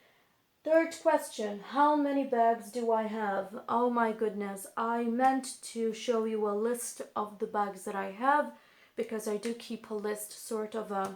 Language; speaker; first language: English; non-native, fluent; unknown